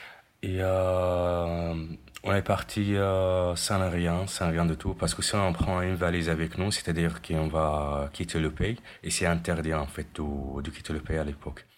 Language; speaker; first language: French; non-native, fluent; Arabic